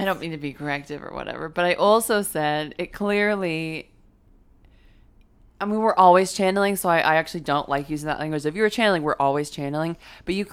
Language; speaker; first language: English; native; English